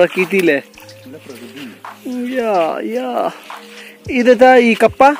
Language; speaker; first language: Malayalam; non-native, learner; Hindi